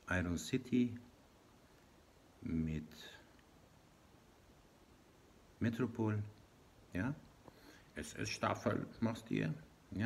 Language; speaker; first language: German; non-native, learner; Persian